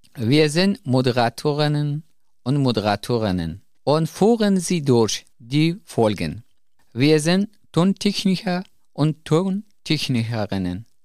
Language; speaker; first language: German; non-native, fluent; Persian